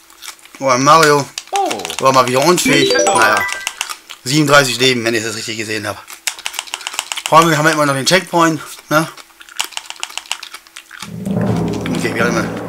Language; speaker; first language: German; native; German